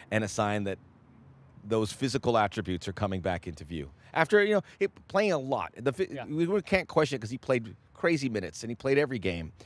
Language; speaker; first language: English; native; English